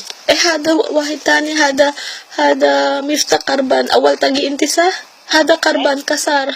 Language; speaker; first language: Arabic; non-native, learner; Filipino